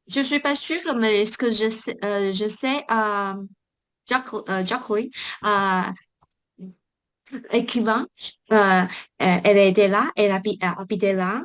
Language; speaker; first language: French; non-native, fluent; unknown